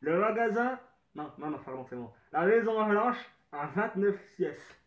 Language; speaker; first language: French; native; French